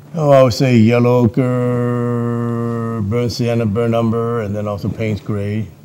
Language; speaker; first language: English; non-native, local second language; Cantonese